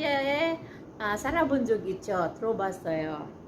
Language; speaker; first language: Korean; non-native, learner; Cebuano